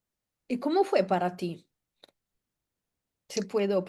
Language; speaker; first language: Spanish; non-native, fluent; Italian